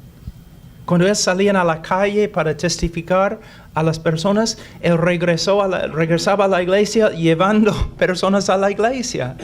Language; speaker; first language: Spanish; non-native, fluent; English